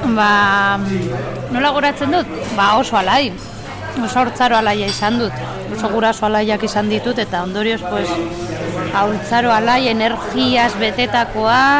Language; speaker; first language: Basque; non-native, local second language; Spanish